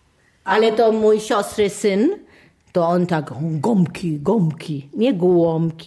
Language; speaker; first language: Polish; non-native, fluent; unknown